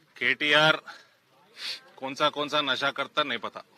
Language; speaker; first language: Hindi; non-native, local second language; Telugu